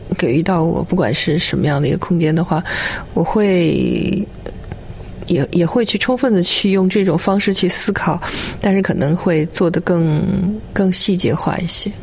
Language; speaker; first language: Chinese; native; Chinese